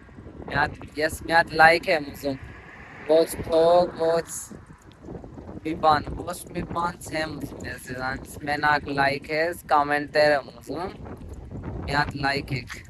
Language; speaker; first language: Armenian; non-native, learner; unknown